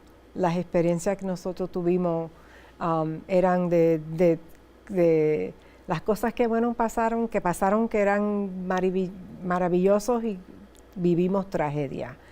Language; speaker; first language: Spanish; early bilingual, heritage; Spanish